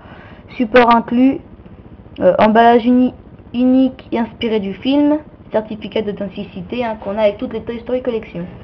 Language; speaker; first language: French; native; French